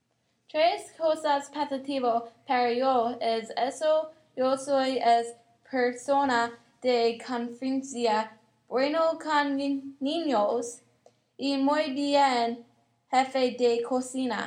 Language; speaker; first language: Spanish; non-native, learner; English